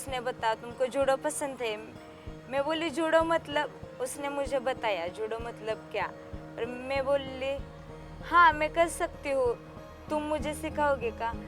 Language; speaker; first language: Hindi; non-native, local second language; Marathi